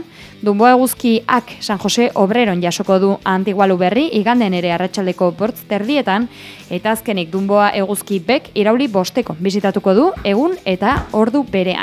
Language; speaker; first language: Basque; native; Basque